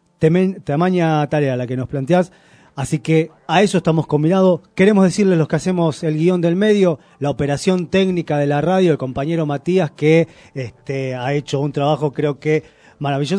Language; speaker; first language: Spanish; native; Spanish